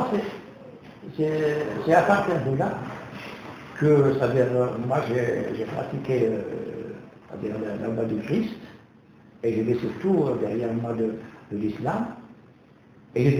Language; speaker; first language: French; non-native, local second language; Kabyle